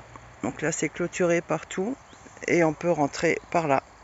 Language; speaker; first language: French; native; French